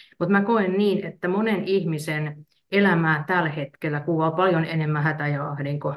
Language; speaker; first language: Finnish; native; Finnish